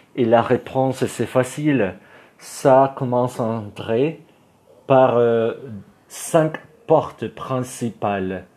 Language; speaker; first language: French; non-native, fluent; Spanish